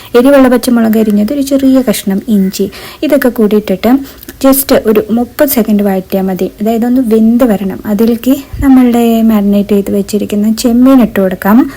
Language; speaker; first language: Malayalam; native; Malayalam